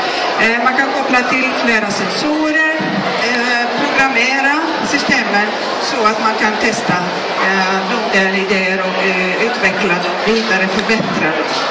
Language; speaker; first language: Swedish; non-native, fluent; Greek